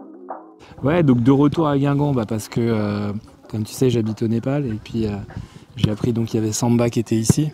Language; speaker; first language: French; native; French